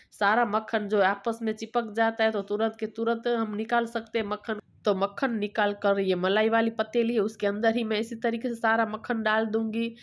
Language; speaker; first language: Hindi; non-native, local second language; Gujarati